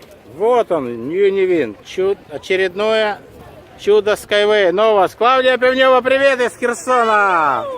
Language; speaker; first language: Russian; native; Russian